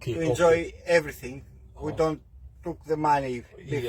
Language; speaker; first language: English; non-native, learner; Greek